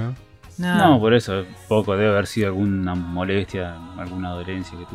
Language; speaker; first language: Spanish; native; Spanish